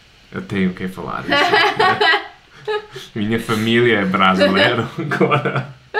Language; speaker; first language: Portuguese; non-native, fluent; English